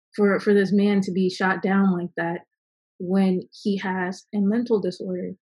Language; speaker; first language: English; native; English